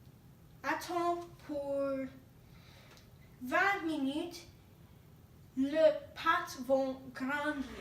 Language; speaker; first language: French; non-native, learner; English